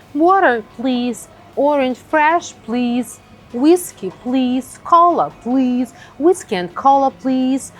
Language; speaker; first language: English; non-native, fluent; Ukrainian